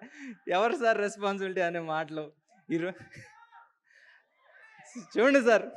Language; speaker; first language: Telugu; native; Telugu